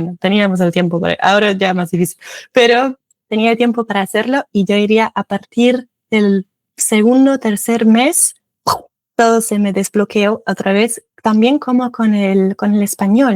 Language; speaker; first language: Spanish; non-native, fluent; German